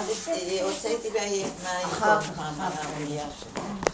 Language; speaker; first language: Hebrew; non-native, fluent; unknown